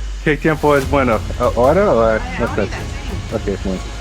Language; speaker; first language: Spanish; non-native, learner; English